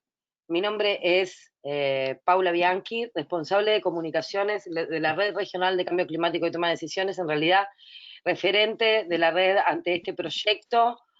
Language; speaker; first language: Spanish; native; Spanish